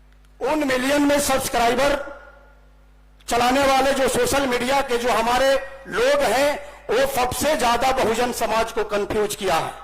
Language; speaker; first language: Hindi; native; Hindi